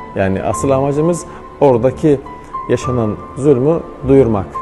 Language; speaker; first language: Turkish; non-native, fluent; Arabic